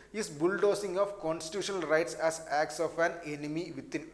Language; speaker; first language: English; non-native, local second language; Malayalam